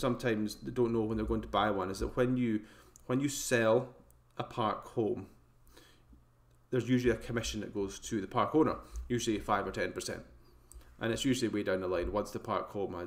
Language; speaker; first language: English; native; English